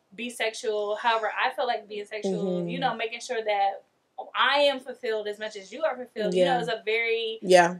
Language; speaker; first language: English; native; English